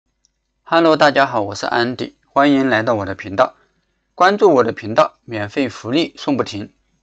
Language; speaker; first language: Chinese; native; Chinese